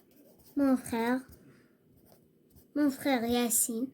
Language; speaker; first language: French; non-native, learner; Arabic